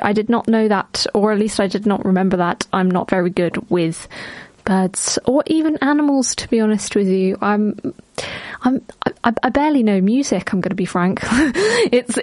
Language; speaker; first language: English; native; English